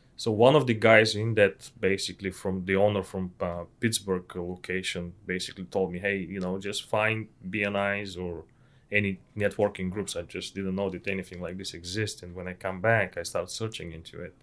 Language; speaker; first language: English; non-native, fluent; Bulgarian